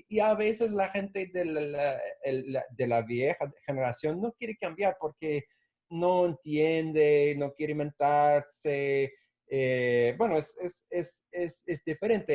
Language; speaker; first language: Spanish; non-native, fluent; English